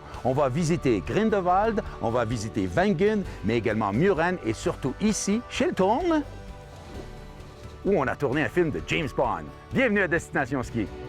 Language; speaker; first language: French; native; French